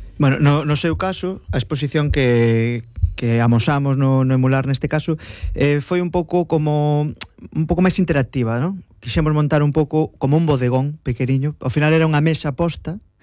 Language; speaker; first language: Galician; native; Galician